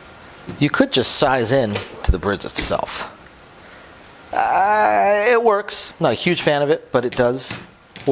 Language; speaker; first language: English; native; English